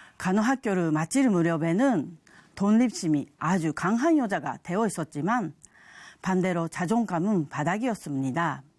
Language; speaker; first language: Korean; non-native, fluent; Japanese